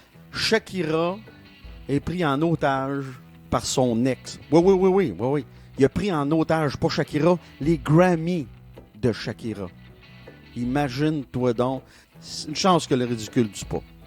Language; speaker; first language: French; native; French